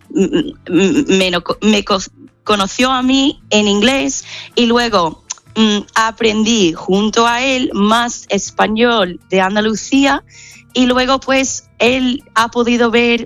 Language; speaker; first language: Spanish; non-native, fluent; English